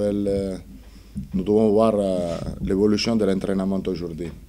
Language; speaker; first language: French; non-native, fluent; Italian